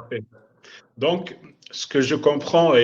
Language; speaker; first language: French; non-native, local second language; Arabic